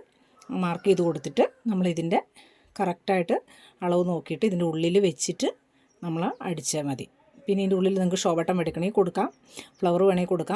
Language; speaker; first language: Malayalam; native; Malayalam